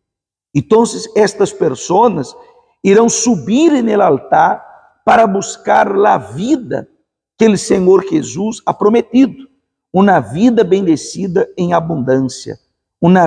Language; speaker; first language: Spanish; non-native, fluent; Portuguese